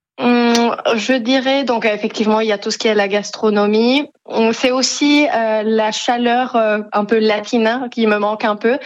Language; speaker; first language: French; non-native, fluent; Spanish